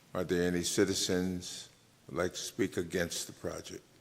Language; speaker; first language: English; native; English